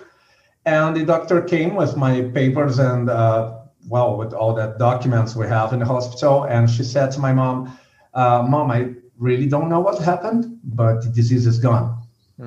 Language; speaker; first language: English; non-native, fluent; Portuguese